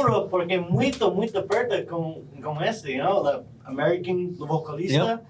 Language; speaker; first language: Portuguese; non-native, learner; English